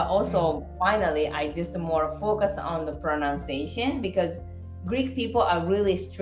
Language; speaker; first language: English; non-native, fluent; Japanese